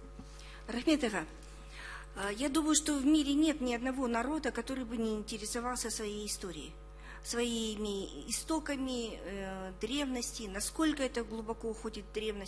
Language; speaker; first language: Russian; native; Russian